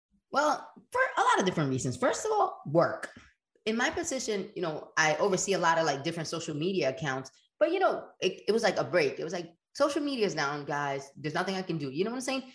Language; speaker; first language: English; early bilingual, other home language; Spanish